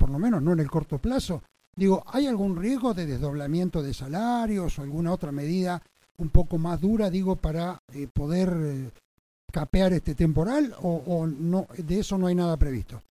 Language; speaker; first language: Spanish; native; Spanish